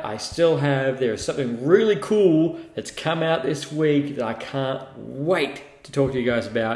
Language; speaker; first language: English; native; English